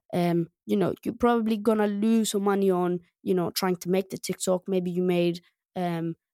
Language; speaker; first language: English; non-native, fluent; Greek